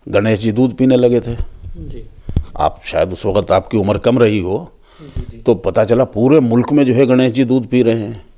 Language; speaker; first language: Hindi; native; Hindi